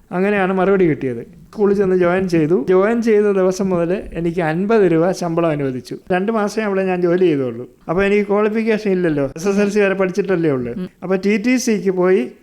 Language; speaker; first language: Malayalam; native; Malayalam